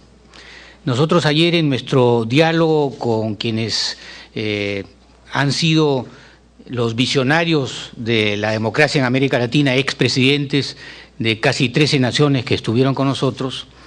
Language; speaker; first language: Spanish; native; Spanish